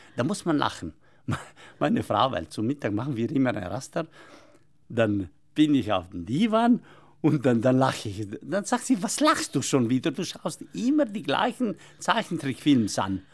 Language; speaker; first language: German; non-native, local second language; Ladin